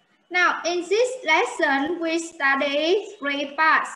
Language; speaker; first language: English; non-native, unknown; Vietnamese